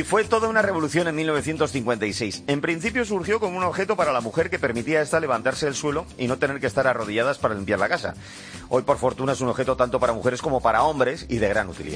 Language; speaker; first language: Spanish; native; Spanish